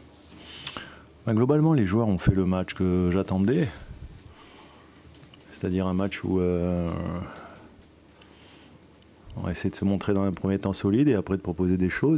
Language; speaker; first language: French; native; French